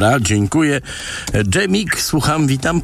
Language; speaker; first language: Polish; native; Polish